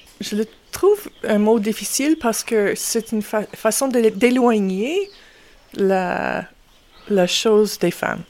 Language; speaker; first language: French; non-native, local second language; English